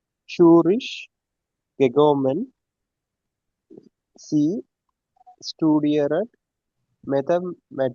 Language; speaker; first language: German; non-native, learner; Tamil